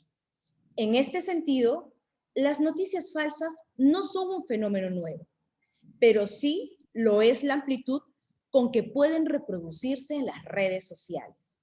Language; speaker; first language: Spanish; native; Spanish